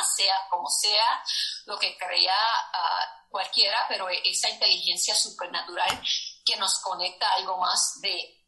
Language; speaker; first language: Spanish; early bilingual, heritage; Spanish